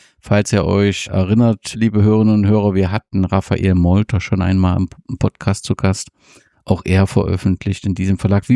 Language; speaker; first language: German; native; German